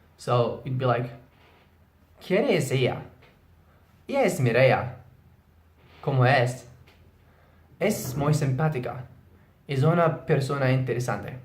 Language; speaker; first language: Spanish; non-native, learner; English